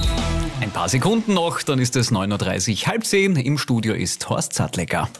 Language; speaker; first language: German; native; German